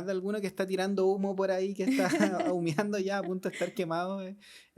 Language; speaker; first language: Spanish; native; Spanish